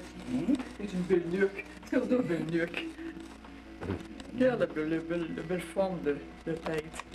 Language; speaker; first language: French; native; French